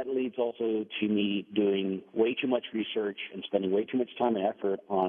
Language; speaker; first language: English; non-native, fluent; Danish